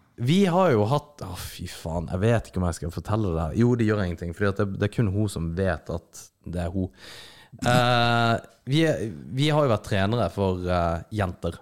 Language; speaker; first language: Norwegian; native; Norwegian